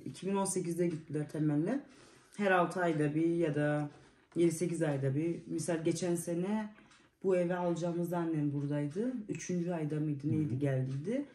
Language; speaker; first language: Turkish; early bilingual, heritage; Turkish